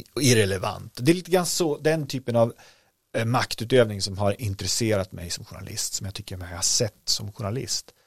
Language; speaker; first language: Swedish; native; Swedish